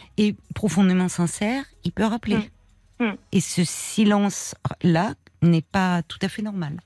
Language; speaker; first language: French; native; French